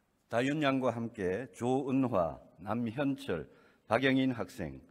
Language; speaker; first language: Korean; native; Korean